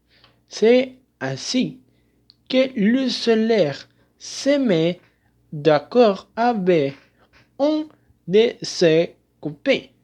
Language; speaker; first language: French; non-native, learner; Spanish